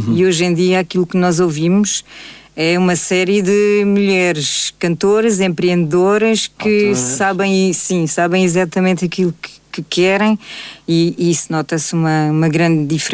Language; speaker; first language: Portuguese; native; Portuguese